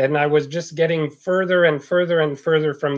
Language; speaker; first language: English; non-native, fluent; French